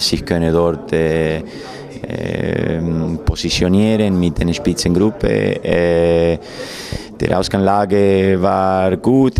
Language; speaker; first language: German; non-native, fluent; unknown